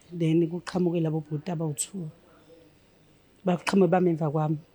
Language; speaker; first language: Zulu; native; Zulu